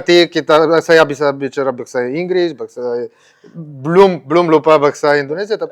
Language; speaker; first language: Indonesian; non-native, learner; Bulgarian